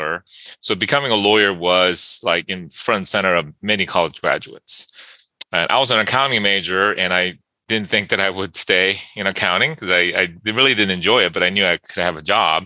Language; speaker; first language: English; early bilingual, other home language; Korean